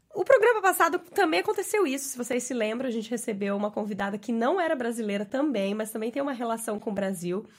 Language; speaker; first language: Portuguese; native; Portuguese